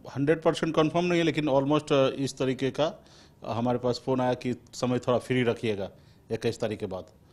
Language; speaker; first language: Hindi; native; Hindi